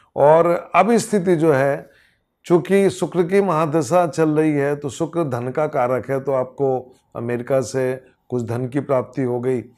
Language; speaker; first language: Hindi; native; Hindi